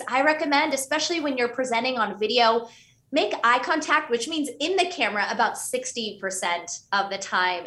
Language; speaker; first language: English; early bilingual, other home language; Hindi